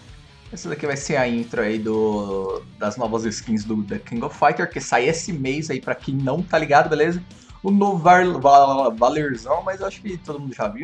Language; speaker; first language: Portuguese; native; Portuguese